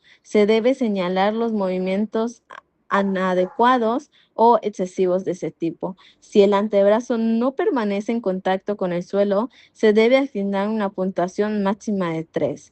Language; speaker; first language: Spanish; native; Spanish